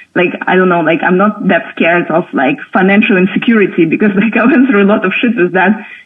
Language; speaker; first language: English; non-native, fluent; Russian